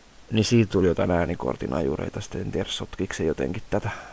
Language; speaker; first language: Finnish; native; Finnish